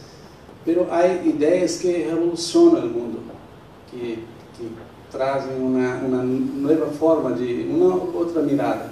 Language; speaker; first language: Spanish; non-native, fluent; Portuguese